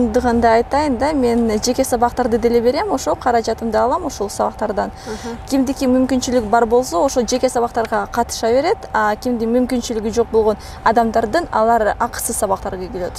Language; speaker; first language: Kyrgyz; early bilingual, other home language; Russian